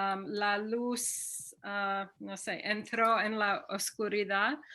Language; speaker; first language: Spanish; non-native, fluent; English